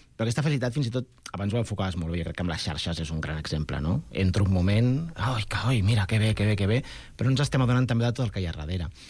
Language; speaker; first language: Catalan; non-native, local second language; Spanish